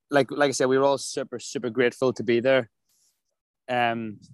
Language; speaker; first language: English; native; English